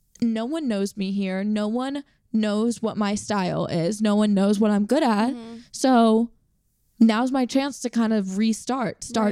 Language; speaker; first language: English; native; English